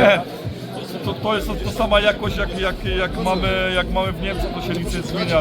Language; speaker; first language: Polish; early bilingual, heritage; Polish